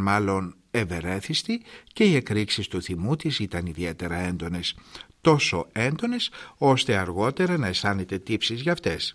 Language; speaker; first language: Greek; native; Greek